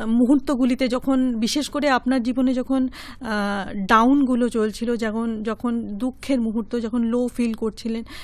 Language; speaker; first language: Bangla; native; Bangla